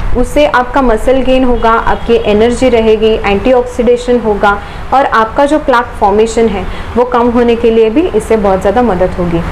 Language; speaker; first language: Hindi; non-native, local second language; Marathi